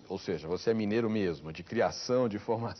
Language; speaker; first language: Portuguese; native; Portuguese